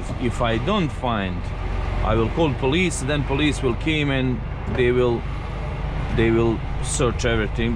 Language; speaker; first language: English; non-native, learner; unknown